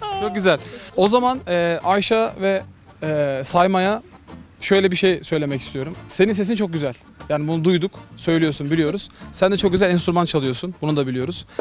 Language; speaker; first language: Turkish; native; Turkish